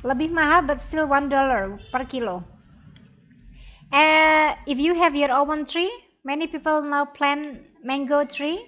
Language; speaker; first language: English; non-native, fluent; Indonesian